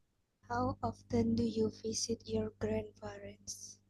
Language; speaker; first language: English; non-native, learner; Indonesian